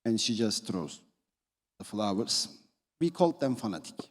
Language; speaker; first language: English; non-native, fluent; Turkish